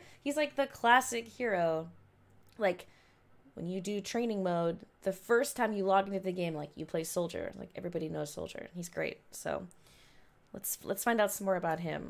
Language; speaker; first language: English; native; English